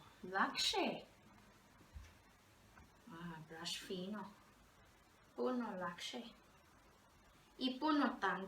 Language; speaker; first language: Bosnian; early bilingual, heritage; Bosnian